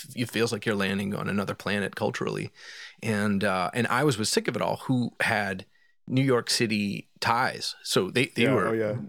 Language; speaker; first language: English; native; English